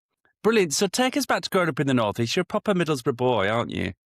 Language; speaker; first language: English; native; English